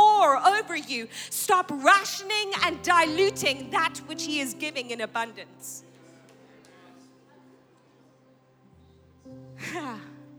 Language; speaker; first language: English; native; English